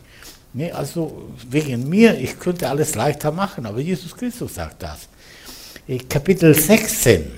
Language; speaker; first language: German; non-native, fluent; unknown